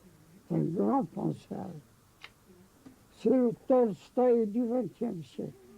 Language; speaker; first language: French; non-native, local second language; Arabic